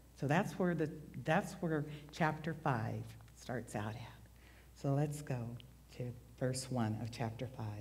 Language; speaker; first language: English; native; English